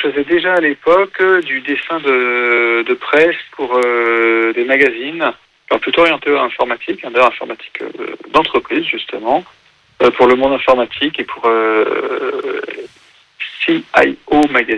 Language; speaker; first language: French; native; French